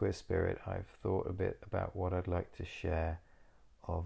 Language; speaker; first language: English; native; English